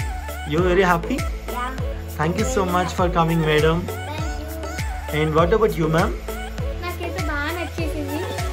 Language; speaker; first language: Telugu; native; Telugu